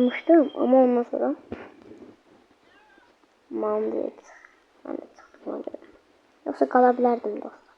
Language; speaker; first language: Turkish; non-native, learner; Azerbaijani